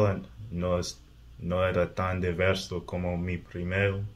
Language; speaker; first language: Spanish; non-native, learner; English